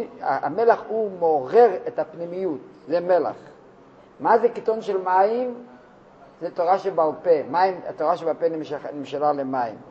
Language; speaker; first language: Hebrew; non-native, fluent; Russian